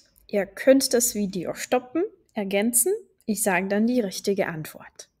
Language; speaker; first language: German; non-native, fluent; Czech